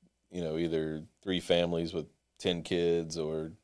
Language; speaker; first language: English; native; English